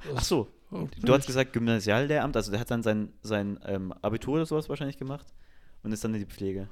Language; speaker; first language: German; native; German